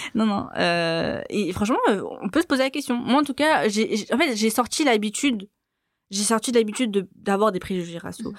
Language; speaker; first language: French; native; French